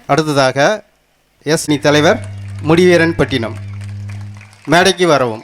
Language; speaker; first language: Tamil; native; Tamil